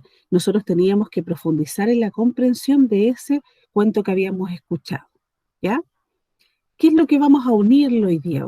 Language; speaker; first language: Spanish; native; Spanish